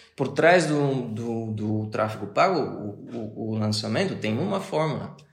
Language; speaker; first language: Portuguese; non-native, learner; Bulgarian